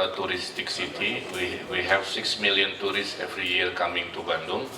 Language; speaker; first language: English; non-native, fluent; Indonesian